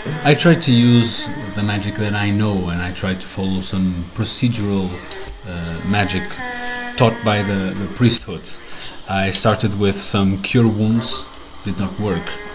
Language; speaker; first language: English; non-native, fluent; Portuguese